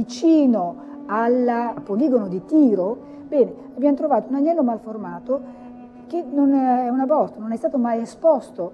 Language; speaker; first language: Italian; native; Italian